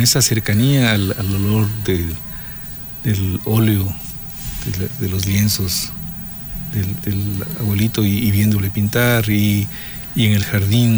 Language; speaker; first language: Spanish; native; Spanish